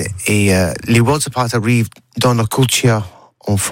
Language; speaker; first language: French; non-native, learner; English